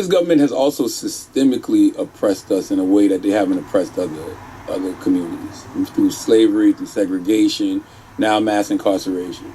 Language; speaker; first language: English; native; English